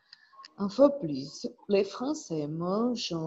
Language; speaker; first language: French; non-native, learner; Portuguese